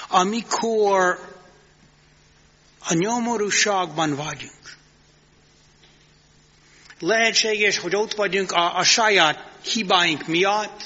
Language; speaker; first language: Hungarian; non-native, fluent; English